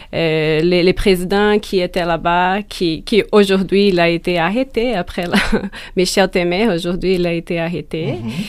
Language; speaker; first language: French; non-native, fluent; Portuguese